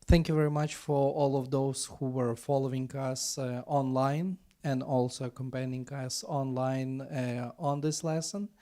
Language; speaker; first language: English; non-native, fluent; Ukrainian